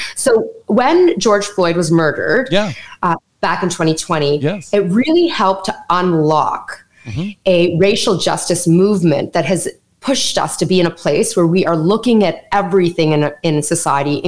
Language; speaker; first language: English; native; English